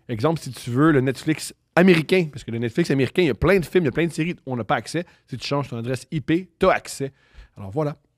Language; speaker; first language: French; native; French